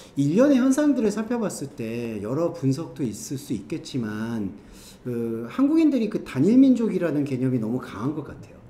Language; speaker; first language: Korean; native; Korean